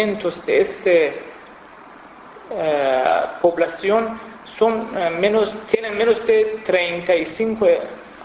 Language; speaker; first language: Spanish; non-native, fluent; Persian